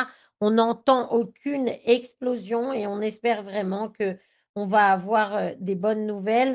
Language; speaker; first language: French; native; French